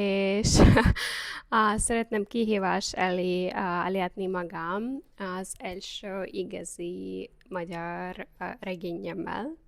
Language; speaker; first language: Hungarian; non-native, learner; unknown